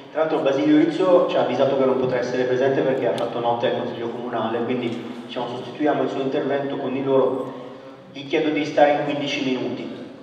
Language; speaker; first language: Italian; native; Italian